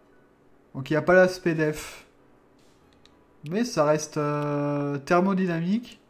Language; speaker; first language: French; native; French